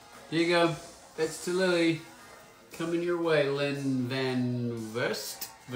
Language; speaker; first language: English; native; English